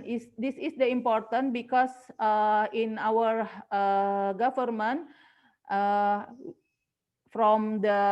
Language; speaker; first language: English; non-native, learner; Indonesian